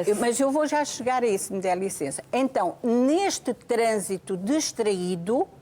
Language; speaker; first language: Portuguese; native; Portuguese